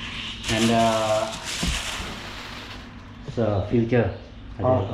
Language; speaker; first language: English; non-native, learner; Thai